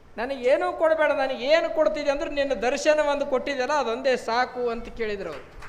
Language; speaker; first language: Kannada; native; Kannada